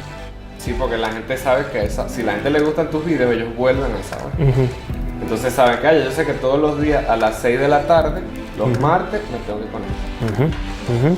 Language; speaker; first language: Spanish; native; Spanish